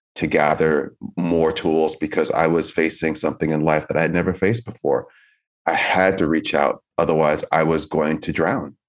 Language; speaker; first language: English; native; English